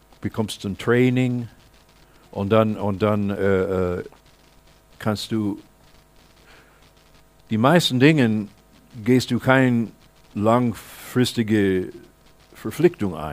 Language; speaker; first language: German; non-native, fluent; English